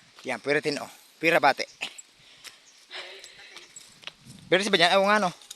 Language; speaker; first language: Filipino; non-native, local second language; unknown